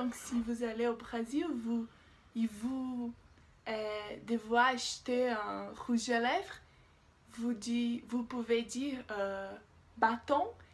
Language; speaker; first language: French; non-native, learner; Portuguese